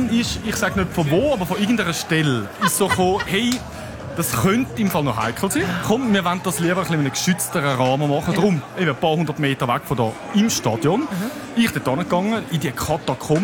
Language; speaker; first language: German; native; German